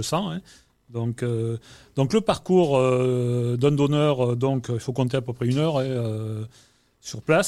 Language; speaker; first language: French; native; French